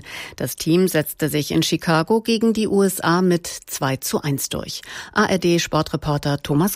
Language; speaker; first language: German; native; German